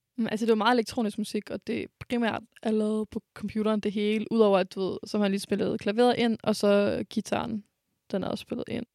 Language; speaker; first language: Danish; early bilingual, other home language; French